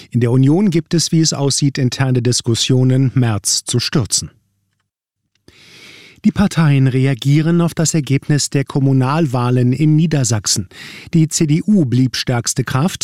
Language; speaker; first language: German; native; German